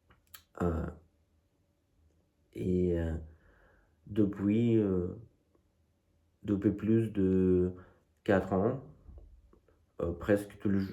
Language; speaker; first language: French; non-native, fluent; Russian